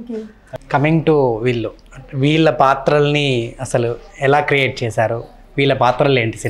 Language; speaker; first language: Telugu; native; Telugu